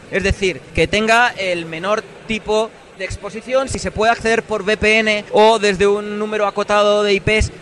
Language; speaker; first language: Spanish; native; Spanish